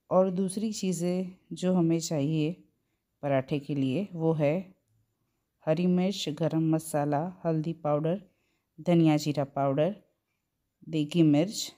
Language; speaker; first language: Hindi; non-native, local second language; Gujarati